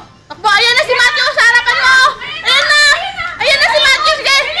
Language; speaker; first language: Filipino; native; Filipino